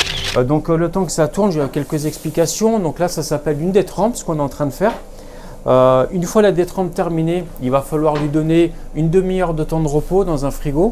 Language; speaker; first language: French; native; French